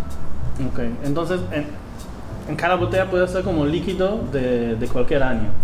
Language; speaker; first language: Spanish; non-native, fluent; Hebrew